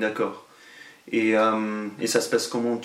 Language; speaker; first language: French; non-native, local second language; German